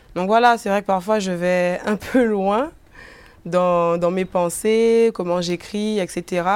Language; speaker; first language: French; native; French